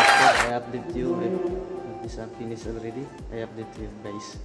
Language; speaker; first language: English; non-native, learner; Filipino